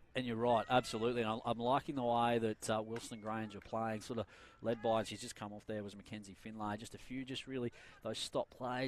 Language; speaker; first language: English; native; English